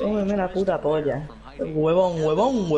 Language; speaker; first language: Spanish; native; Spanish